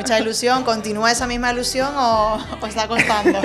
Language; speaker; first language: Spanish; native; Spanish